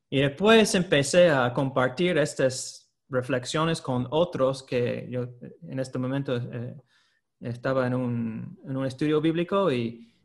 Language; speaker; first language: Spanish; non-native, fluent; English